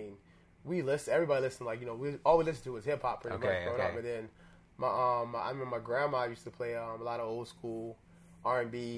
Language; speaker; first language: English; native; English